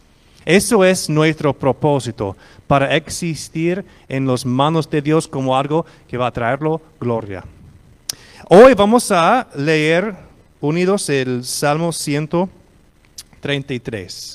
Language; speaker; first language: Spanish; non-native, fluent; English